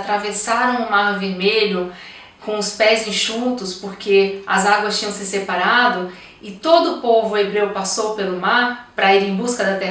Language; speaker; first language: Portuguese; native; Portuguese